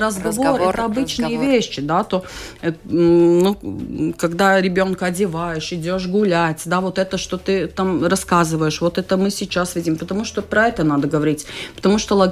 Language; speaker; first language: Russian; non-native, local second language; Latvian